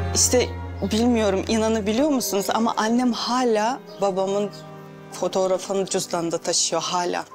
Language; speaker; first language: Turkish; non-native, fluent; Russian